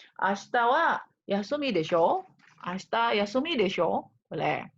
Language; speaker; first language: Japanese; non-native, fluent; Indonesian